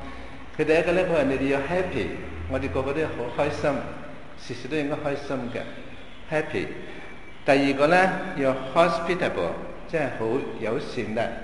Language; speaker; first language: Chinese; non-native, fluent; Cantonese